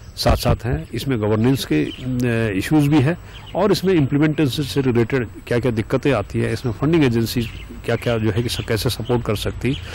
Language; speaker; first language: Hindi; native; Hindi